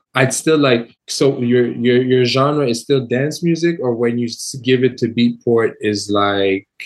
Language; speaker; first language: English; native; English